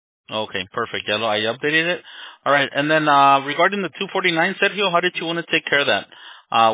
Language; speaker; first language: English; early bilingual, other home language; Spanish